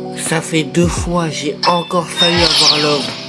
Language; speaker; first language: French; native; French